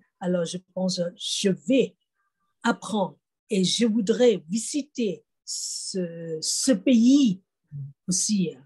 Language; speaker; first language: French; non-native, fluent; Thai